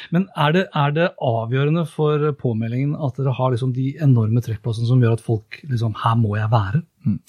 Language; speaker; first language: Norwegian; native; Norwegian